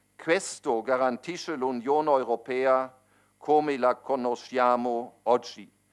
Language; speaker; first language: Italian; non-native, fluent; German